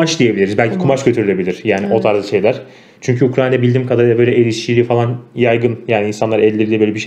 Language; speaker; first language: Turkish; native; Turkish